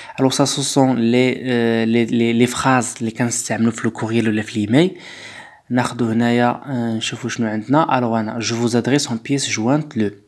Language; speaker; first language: French; non-native, local second language; Arabic